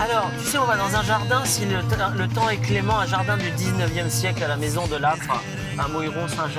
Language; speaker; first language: French; native; French